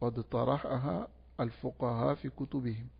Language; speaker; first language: Arabic; non-native, fluent; French